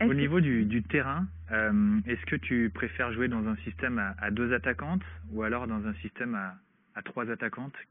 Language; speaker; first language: French; native; French